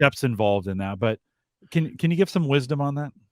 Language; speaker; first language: English; native; English